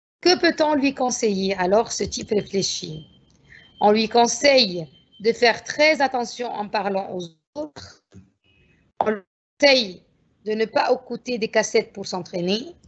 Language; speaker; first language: French; non-native, fluent; Arabic